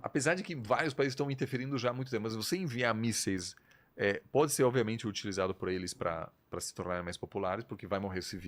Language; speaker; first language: Portuguese; non-native, fluent; German